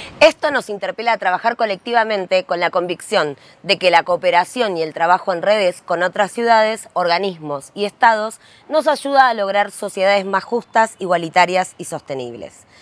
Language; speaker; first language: Spanish; native; Spanish